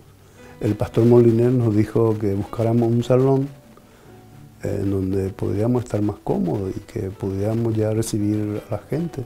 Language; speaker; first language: Spanish; native; Spanish